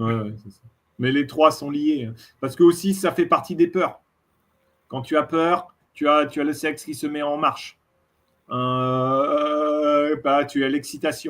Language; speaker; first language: French; native; French